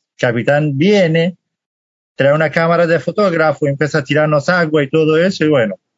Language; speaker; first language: Spanish; non-native, fluent; Kurdish